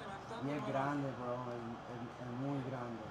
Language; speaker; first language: Spanish; early bilingual, heritage; Spanish